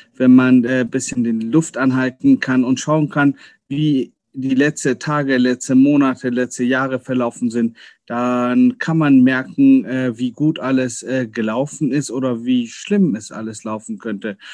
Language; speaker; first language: German; early bilingual, other home language; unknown